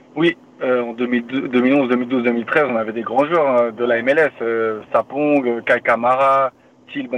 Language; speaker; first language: French; native; French